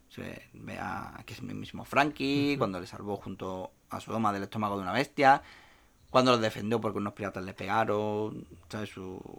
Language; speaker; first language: Spanish; native; Spanish